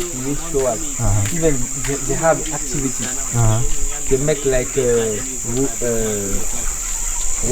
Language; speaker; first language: English; non-native, learner; Sango